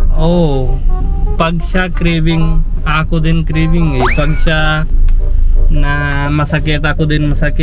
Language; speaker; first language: Filipino; non-native, learner; Hindi